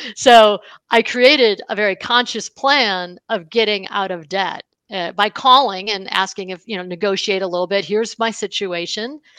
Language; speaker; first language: English; native; English